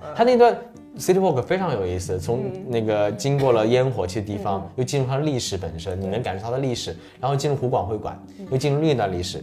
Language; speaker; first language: Chinese; native; Chinese